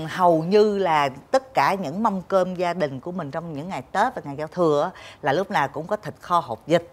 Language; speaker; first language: Vietnamese; native; Vietnamese